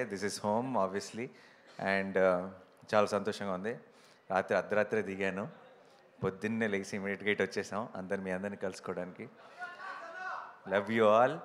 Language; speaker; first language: Telugu; native; Telugu